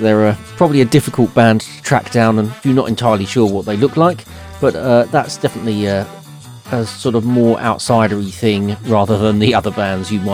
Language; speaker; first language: English; native; English